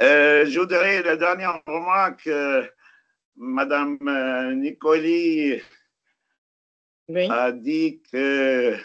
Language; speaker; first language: French; non-native, fluent; Arabic